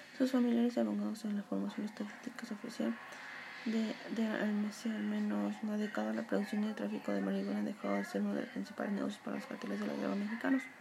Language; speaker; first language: Spanish; native; Spanish